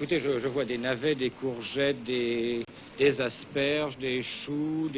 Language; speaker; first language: French; native; French